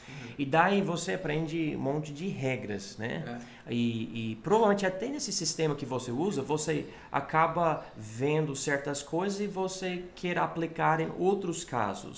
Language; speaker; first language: Portuguese; non-native, fluent; English